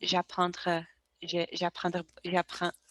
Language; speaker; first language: French; non-native, learner; Portuguese